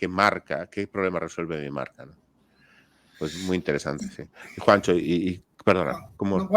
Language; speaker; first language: Spanish; native; Spanish